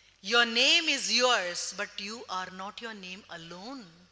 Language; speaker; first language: English; non-native, local second language; Tamil